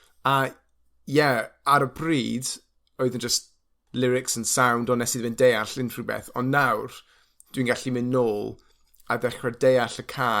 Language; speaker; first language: Welsh; non-native, fluent; English